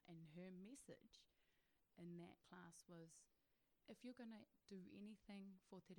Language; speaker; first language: English; native; English